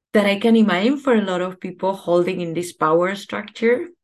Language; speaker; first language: English; non-native, fluent; Spanish